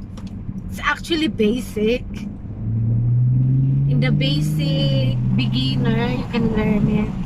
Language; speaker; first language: English; non-native, local second language; Filipino